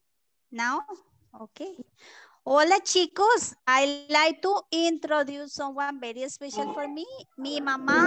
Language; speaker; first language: English; non-native, fluent; Spanish